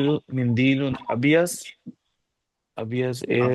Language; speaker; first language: Arabic; non-native, learner; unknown